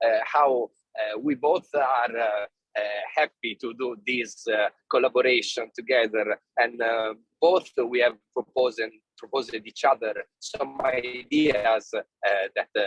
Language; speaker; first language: English; non-native, fluent; Italian